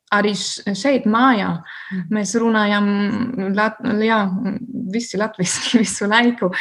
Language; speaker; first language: Latvian; non-native, fluent; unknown